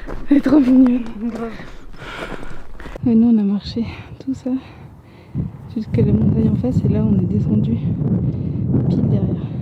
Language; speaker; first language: French; native; French